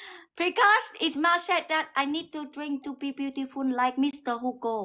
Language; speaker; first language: English; non-native, learner; Vietnamese